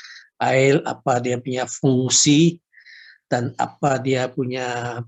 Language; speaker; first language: Indonesian; non-native, local second language; Chinese